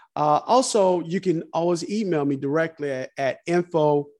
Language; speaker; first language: English; native; English